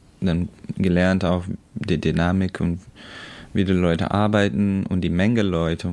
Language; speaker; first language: German; non-native, learner; Portuguese